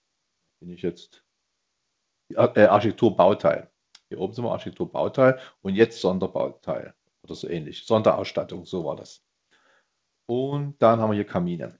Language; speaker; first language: German; native; German